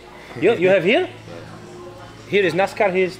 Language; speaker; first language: English; non-native, learner; Czech